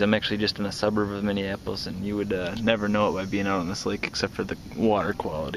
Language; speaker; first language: English; native; English